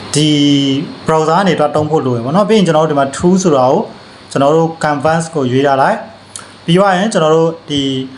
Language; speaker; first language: Burmese; native; Burmese